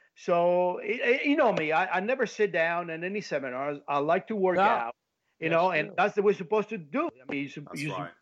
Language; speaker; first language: English; early bilingual, heritage; Spanish